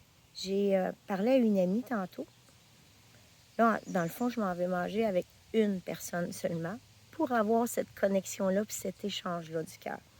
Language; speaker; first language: French; native; French